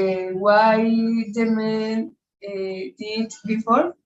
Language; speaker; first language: English; non-native, learner; Spanish